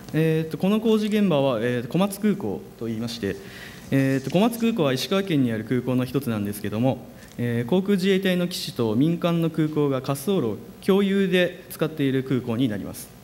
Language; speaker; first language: Japanese; native; Japanese